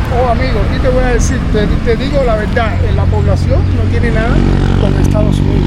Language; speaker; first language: Spanish; native; Spanish